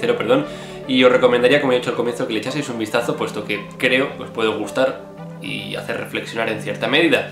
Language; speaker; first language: Spanish; native; Spanish